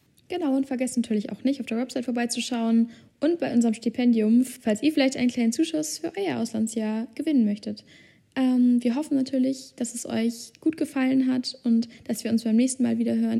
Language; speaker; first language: German; native; German